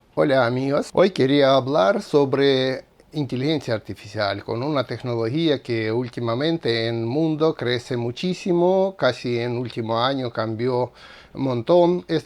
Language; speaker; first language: Spanish; non-native, fluent; Russian